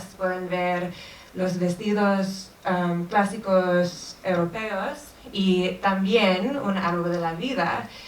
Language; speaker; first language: Spanish; non-native, fluent; English